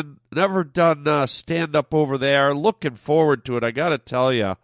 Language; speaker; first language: English; native; English